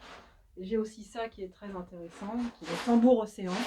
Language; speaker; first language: French; native; French